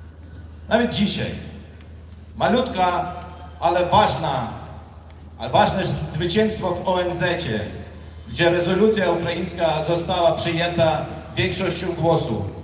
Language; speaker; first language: Polish; non-native, fluent; Ukrainian